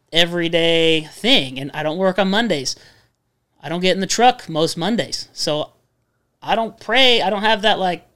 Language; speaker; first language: English; native; English